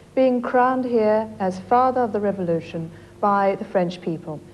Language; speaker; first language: English; native; English